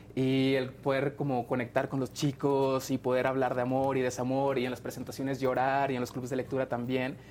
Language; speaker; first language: Spanish; native; Spanish